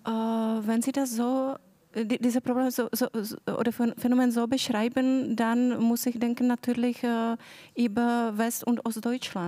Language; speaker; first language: German; non-native, fluent; Czech